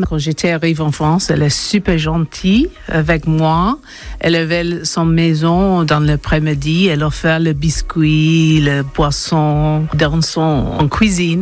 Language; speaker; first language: French; non-native, learner; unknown